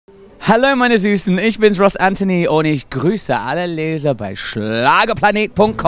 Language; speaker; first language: German; non-native, fluent; English